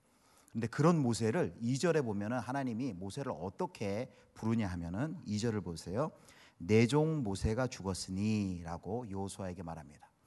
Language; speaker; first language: Korean; native; Korean